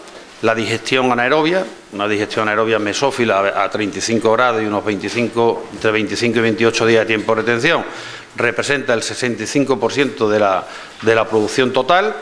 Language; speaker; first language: Spanish; native; Spanish